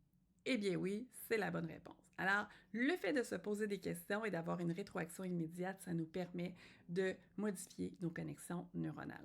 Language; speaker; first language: French; native; French